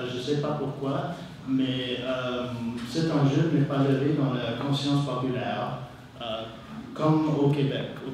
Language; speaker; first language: French; non-native, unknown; English